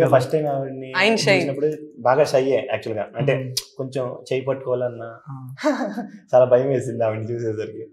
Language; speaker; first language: Telugu; native; Telugu